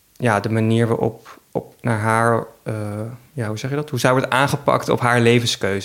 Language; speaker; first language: Dutch; native; Dutch